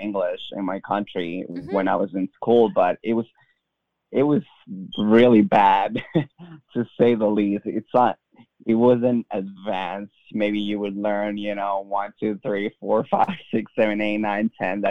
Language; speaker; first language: English; non-native, fluent; Spanish